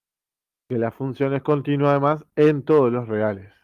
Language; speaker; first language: Spanish; native; Spanish